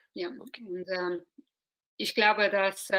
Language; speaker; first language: German; non-native, learner; English